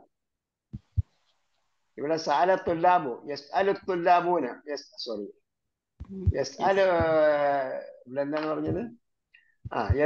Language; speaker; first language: Arabic; non-native, fluent; Malayalam